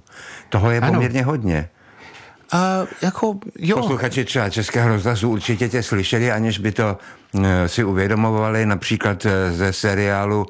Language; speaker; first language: Czech; native; Czech